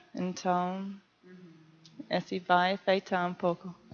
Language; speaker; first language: Portuguese; non-native, learner; English